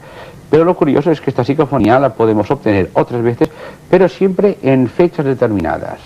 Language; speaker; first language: Spanish; native; Spanish